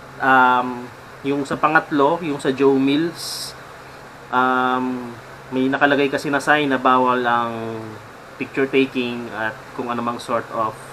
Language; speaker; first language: Filipino; native; Filipino